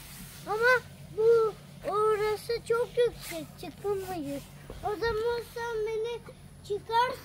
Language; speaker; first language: Turkish; early bilingual, heritage; Turkish